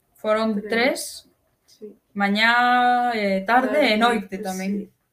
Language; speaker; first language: Galician; native; Galician